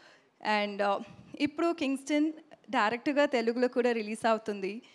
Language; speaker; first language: Telugu; non-native, learner; Tamil